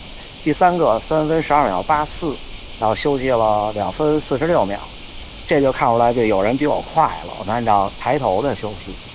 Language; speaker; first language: Chinese; native; Chinese